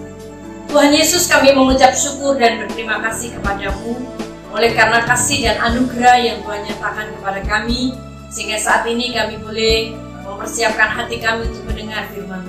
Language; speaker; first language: Indonesian; native; Indonesian